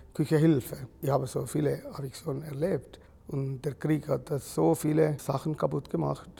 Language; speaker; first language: German; non-native, fluent; Sinhala